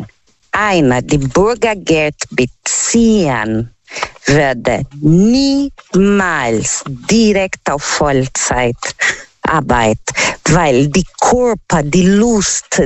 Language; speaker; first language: German; non-native, fluent; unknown